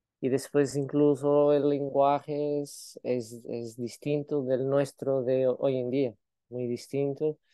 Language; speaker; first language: Spanish; non-native, fluent; Portuguese